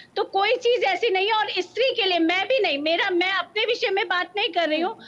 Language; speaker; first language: Hindi; native; Hindi